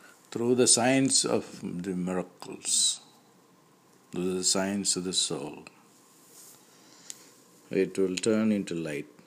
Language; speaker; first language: English; non-native, local second language; Tamil